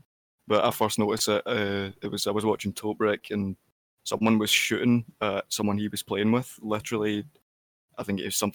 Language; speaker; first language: English; native; English